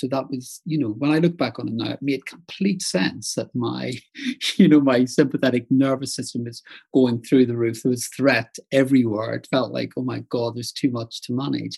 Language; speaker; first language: English; native; English